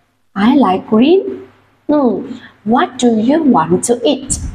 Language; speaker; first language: English; non-native, fluent; Vietnamese